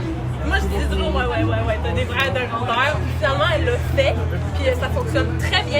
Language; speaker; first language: French; native; French